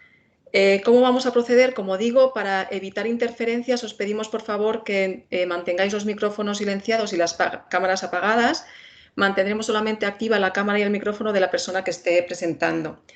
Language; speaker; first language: Spanish; native; Spanish